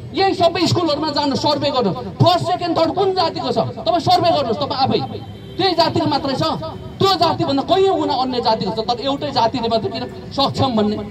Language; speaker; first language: Nepali; non-native, local second language; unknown